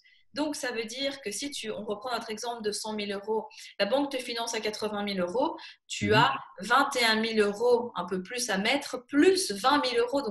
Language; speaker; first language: French; native; French